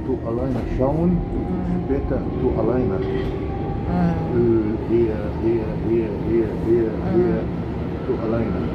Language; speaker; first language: German; non-native, learner; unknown